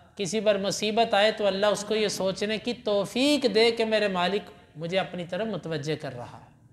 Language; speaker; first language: Urdu; non-native, local second language; Punjabi